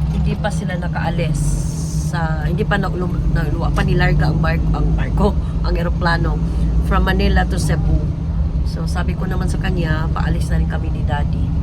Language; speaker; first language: Filipino; non-native, local second language; Cebuano